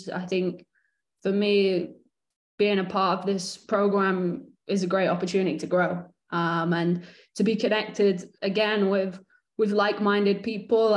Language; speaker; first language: English; native; English